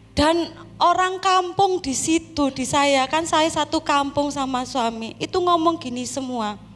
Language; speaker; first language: Indonesian; non-native, local second language; Javanese